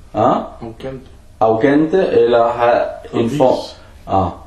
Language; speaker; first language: Danish; early bilingual, other home language; Arabic